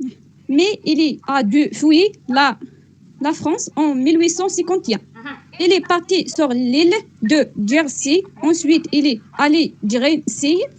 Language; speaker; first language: French; non-native, learner; Arabic